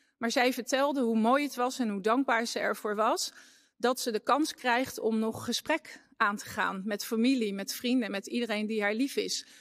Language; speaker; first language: Dutch; native; Dutch